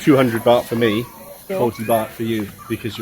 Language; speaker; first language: English; native; English